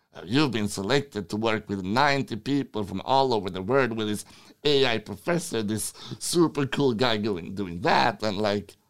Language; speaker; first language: English; non-native, fluent; Swedish